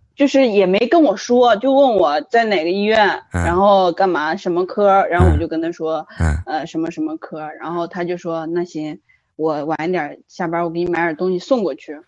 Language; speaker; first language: Chinese; native; Chinese